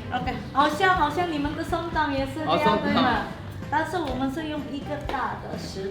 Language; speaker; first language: Chinese; non-native, fluent; Indonesian